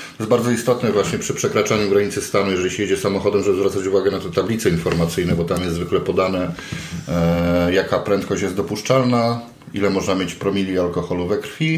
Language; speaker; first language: Polish; native; Polish